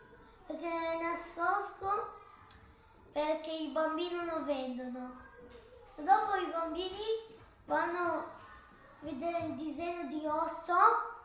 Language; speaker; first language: Italian; early bilingual, other home language; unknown